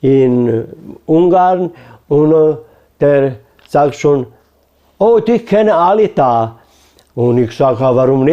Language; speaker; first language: German; early bilingual, heritage; German